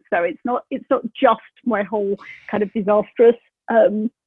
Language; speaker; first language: English; native; English